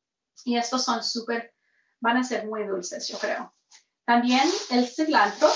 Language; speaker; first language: Spanish; early bilingual, heritage; Spanish